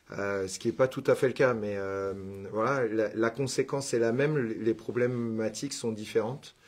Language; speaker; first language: French; native; French